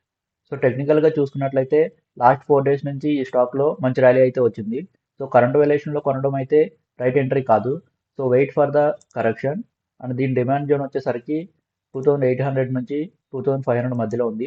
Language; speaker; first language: Telugu; native; Telugu